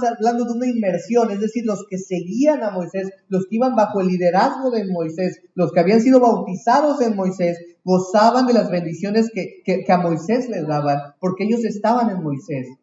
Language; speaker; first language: Spanish; native; Spanish